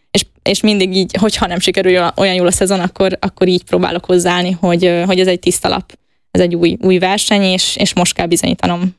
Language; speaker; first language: Hungarian; native; Hungarian